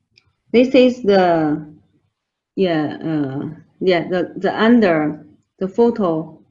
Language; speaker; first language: English; non-native, fluent; Chinese